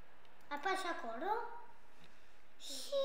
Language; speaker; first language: Romanian; non-native, learner; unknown